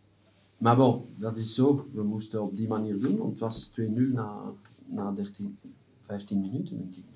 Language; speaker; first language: Dutch; non-native, local second language; French